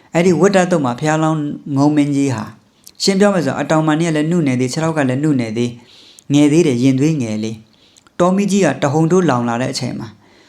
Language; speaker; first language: Burmese; native; Burmese